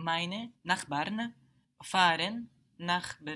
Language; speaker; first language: German; non-native, learner; English